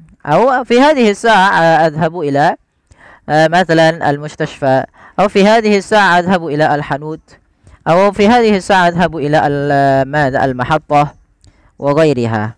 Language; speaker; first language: Arabic; non-native, fluent; Indonesian